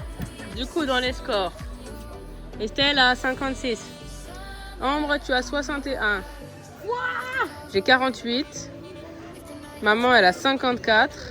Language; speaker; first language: French; native; French